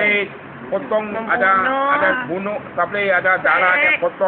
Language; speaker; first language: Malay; non-native, local second language; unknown